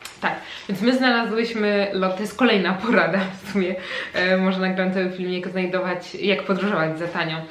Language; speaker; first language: Polish; native; Polish